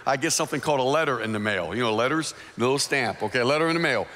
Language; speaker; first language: English; native; English